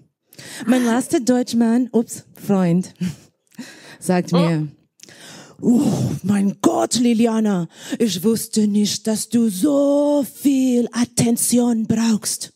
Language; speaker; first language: German; non-native, learner; Spanish